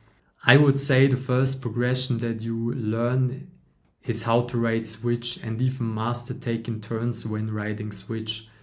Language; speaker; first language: English; non-native, fluent; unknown